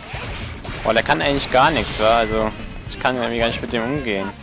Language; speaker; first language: German; native; German